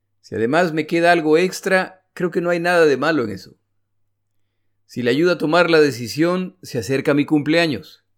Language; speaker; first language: Spanish; native; Spanish